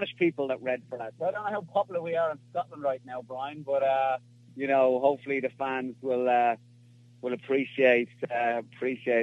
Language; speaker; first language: English; native; English